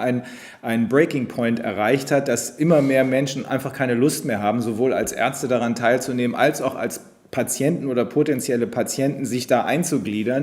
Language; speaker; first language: German; native; German